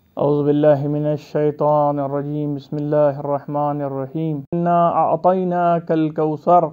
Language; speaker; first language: Urdu; native; Urdu